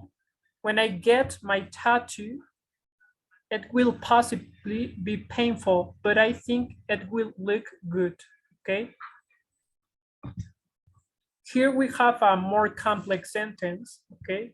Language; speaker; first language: English; non-native, fluent; Spanish